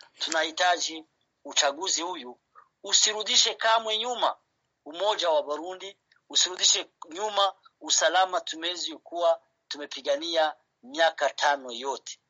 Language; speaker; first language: Swahili; non-native, local second language; Rundi